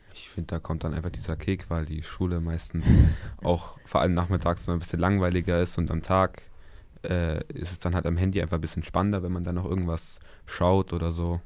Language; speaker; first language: German; native; German